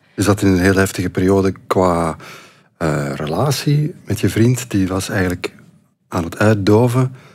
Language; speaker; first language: Dutch; native; Dutch